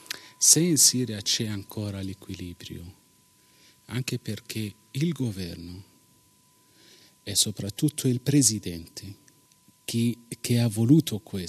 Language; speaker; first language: Italian; non-native, fluent; Arabic